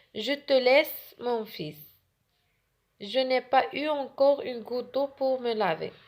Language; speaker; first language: French; non-native, local second language; Arabic